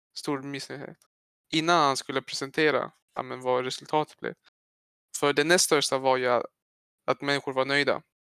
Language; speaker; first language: Swedish; early bilingual, other home language; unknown